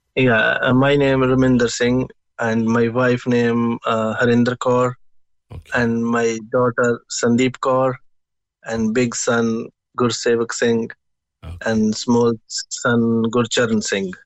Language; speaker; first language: English; non-native, local second language; Punjabi